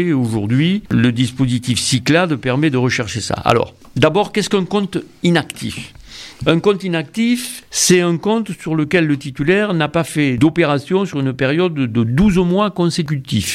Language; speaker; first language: French; native; French